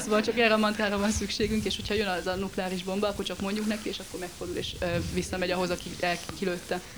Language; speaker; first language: Hungarian; native; Hungarian